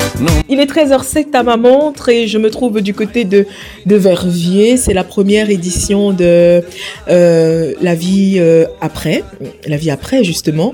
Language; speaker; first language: French; native; French